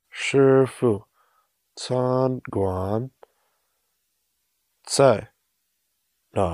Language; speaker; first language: Chinese; non-native, learner; English